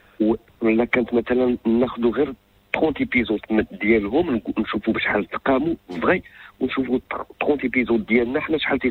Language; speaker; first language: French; non-native, local second language; Arabic